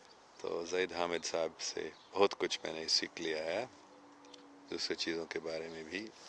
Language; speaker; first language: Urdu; non-native, fluent; English